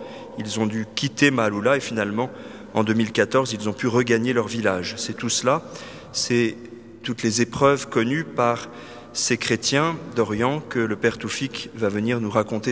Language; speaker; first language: French; native; French